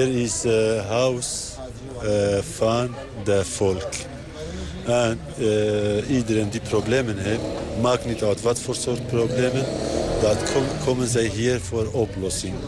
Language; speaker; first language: Dutch; non-native, learner; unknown